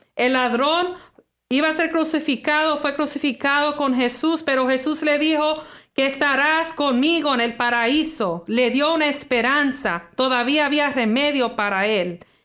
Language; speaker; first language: Spanish; early bilingual, heritage; English